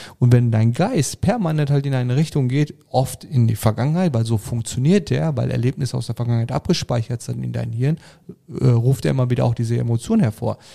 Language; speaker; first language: German; early bilingual, other home language; Turkish